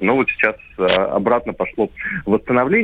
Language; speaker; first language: Russian; native; Russian